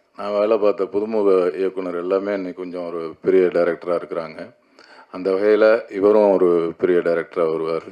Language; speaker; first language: Tamil; native; Tamil